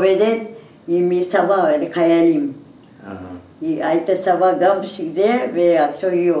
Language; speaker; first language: Hebrew; non-native, learner; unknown